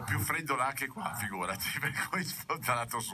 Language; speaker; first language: Italian; native; Italian